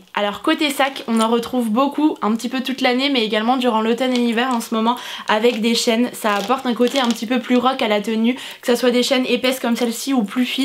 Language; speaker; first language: French; native; French